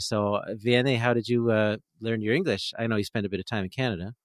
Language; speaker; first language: English; native; English